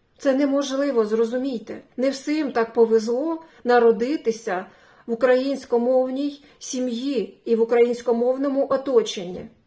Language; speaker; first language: Ukrainian; non-native, local second language; Russian